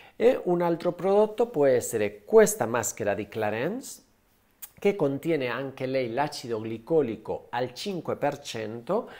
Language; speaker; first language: Italian; non-native, fluent; Spanish